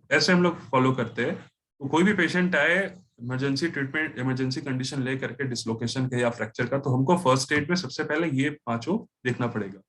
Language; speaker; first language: Hindi; non-native, local second language; Bangla